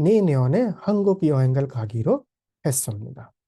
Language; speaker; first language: Korean; non-native, fluent; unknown